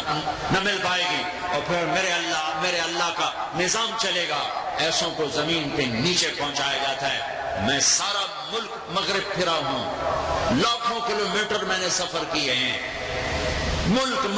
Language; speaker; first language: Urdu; non-native, local second language; Punjabi